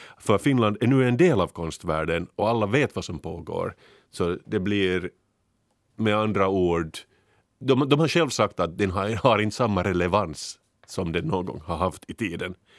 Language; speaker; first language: Swedish; native; Swedish